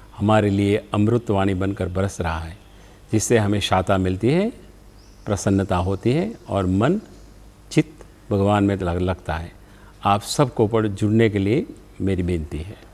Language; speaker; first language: Hindi; non-native, local second language; Gujarati